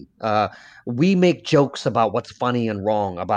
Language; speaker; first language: English; early bilingual, other home language; Lao